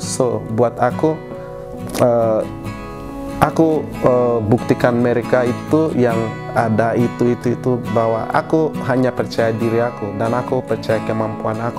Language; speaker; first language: Indonesian; non-native, fluent; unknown